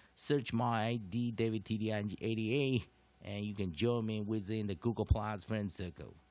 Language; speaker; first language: English; non-native, fluent; Chinese